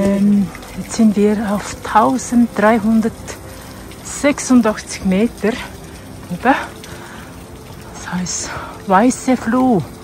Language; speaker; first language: German; non-native, learner; Tibetan